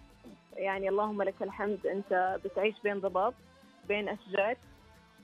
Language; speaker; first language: Arabic; native; Arabic